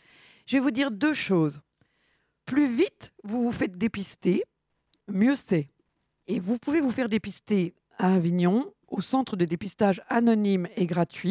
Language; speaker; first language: French; native; French